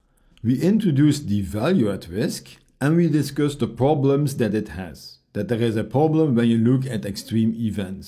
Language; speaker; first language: English; non-native, fluent; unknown